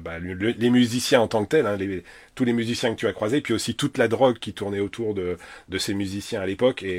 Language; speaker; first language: French; native; French